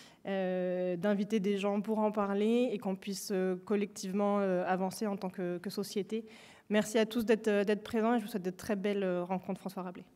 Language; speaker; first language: French; native; French